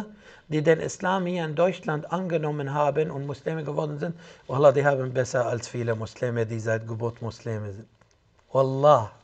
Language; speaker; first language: German; non-native, fluent; Arabic